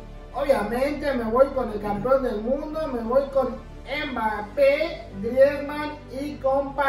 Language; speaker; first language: Spanish; native; Spanish